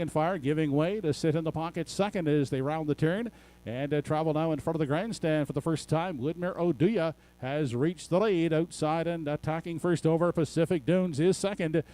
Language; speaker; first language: English; native; English